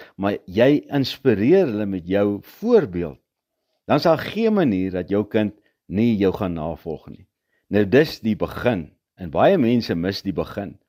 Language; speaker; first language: Afrikaans; native; Afrikaans